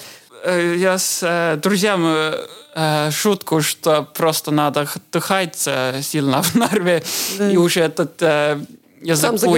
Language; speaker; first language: Russian; non-native, learner; Estonian